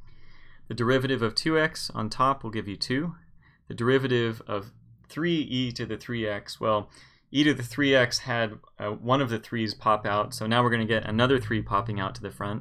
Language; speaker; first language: English; native; English